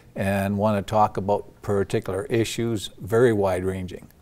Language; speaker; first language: English; native; English